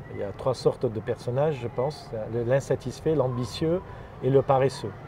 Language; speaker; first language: French; non-native, fluent; Armenian